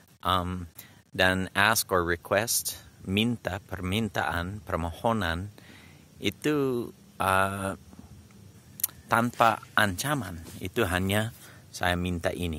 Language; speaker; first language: Indonesian; non-native, fluent; English